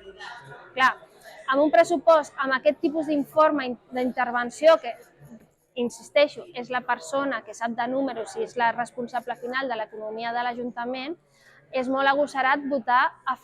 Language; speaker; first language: Catalan; native; Catalan